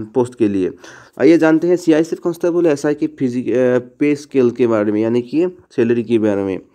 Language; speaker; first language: Hindi; non-native, local second language; Assamese